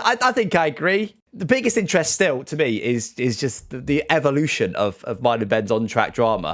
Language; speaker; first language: English; native; English